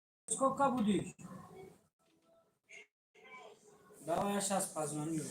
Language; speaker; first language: Russian; non-native, learner; Tajik